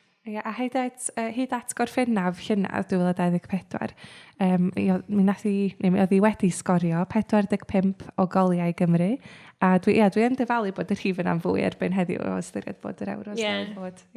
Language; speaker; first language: Welsh; native; Welsh